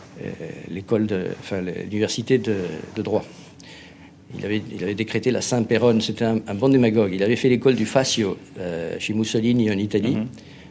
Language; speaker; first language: French; non-native, fluent; Spanish